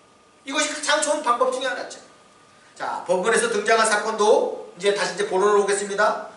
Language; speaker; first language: Korean; native; Korean